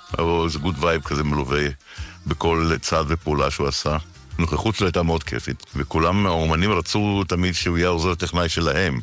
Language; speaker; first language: Hebrew; native; Hebrew